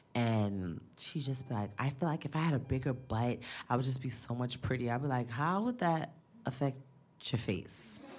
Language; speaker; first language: English; native; English